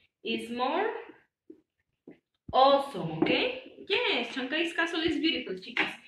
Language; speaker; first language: English; non-native, learner; Spanish